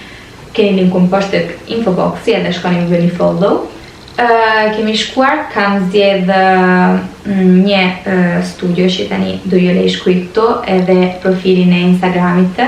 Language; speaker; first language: Albanian; early bilingual, heritage; Albanian